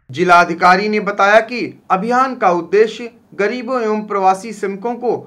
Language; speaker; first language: Hindi; native; Hindi